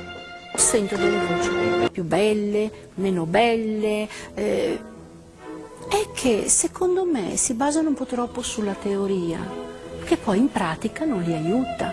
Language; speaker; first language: Italian; native; Italian